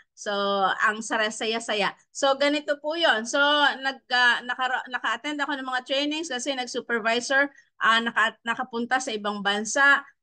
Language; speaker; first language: Filipino; native; Filipino